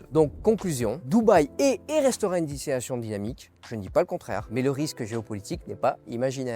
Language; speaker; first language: French; native; French